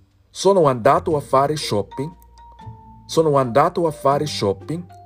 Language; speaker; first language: Italian; non-native, learner; English